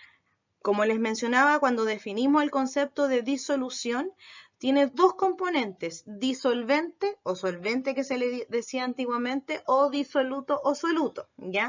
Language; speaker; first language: Spanish; native; Spanish